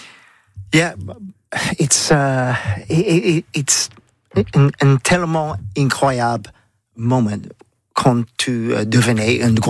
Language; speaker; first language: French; non-native, learner; English